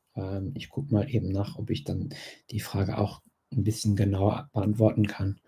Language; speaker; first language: German; non-native, fluent; English